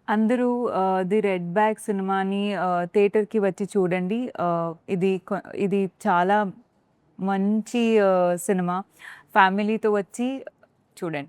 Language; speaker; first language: Telugu; non-native, learner; Kannada